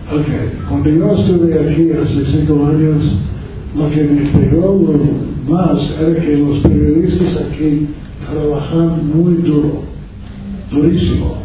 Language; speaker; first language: Spanish; non-native, learner; English